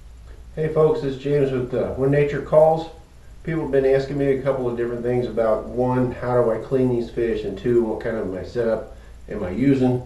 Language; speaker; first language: English; native; English